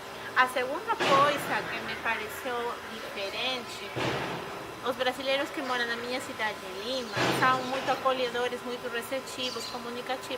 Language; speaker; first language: Portuguese; non-native, fluent; Spanish